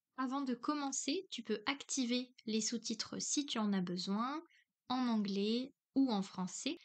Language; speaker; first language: French; native; French